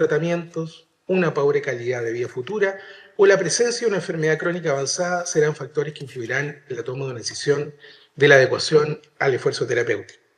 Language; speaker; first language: Spanish; native; Spanish